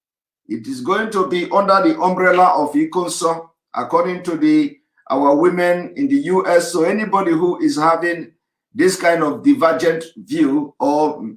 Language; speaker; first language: English; non-native, local second language; Igbo